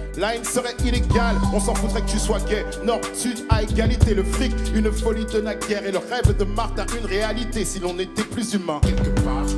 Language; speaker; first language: French; native; French